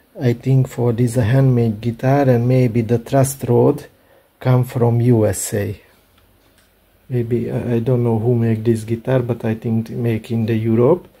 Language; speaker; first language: English; non-native, learner; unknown